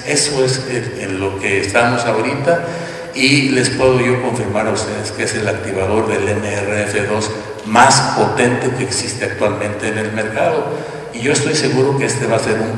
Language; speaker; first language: Spanish; native; Spanish